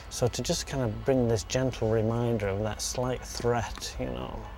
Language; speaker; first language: English; native; English